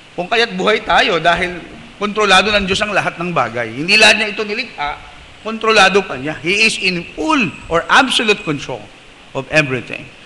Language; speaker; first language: Filipino; non-native, local second language; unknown